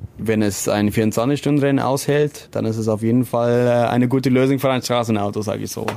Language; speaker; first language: German; non-native, fluent; Afrikaans